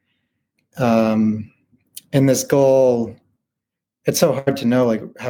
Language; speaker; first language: English; native; English